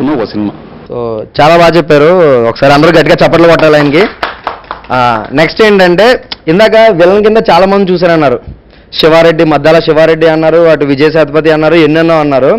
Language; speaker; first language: Telugu; native; Telugu